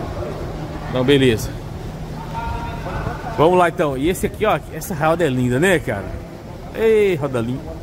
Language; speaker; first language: Portuguese; native; Portuguese